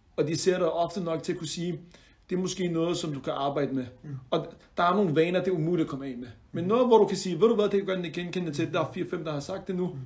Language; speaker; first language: Danish; early bilingual, other home language; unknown